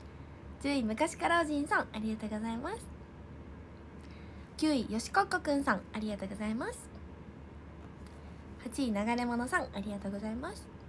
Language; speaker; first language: Japanese; native; Japanese